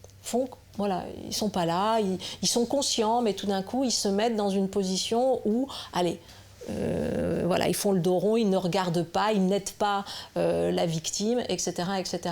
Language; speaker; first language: French; native; French